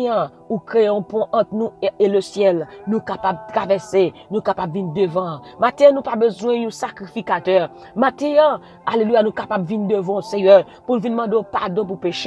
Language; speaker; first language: French; non-native, local second language; Haitian Creole